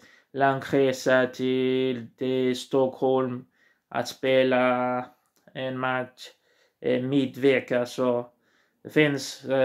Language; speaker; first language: Swedish; non-native, learner; Portuguese